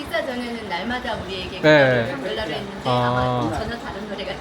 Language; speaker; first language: Korean; non-native, learner; Bangla